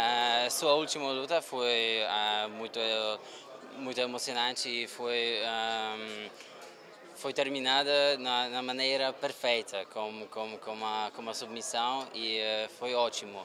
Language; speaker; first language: Portuguese; non-native, learner; Polish